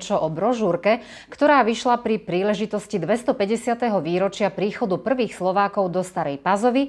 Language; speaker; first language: Slovak; native; Slovak